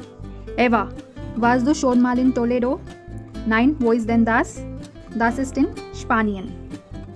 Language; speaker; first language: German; non-native, fluent; Hindi